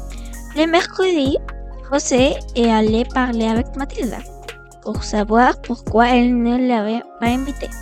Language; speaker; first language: French; non-native, fluent; Spanish